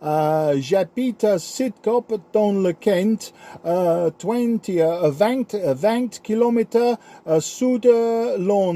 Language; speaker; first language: French; non-native, learner; English